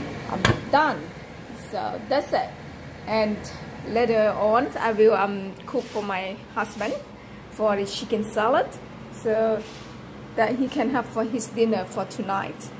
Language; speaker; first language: English; non-native, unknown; Thai